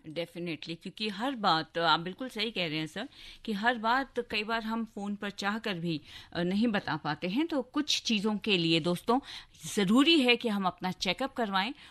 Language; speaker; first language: Hindi; native; Hindi